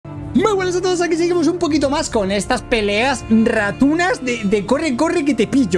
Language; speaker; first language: Spanish; native; Spanish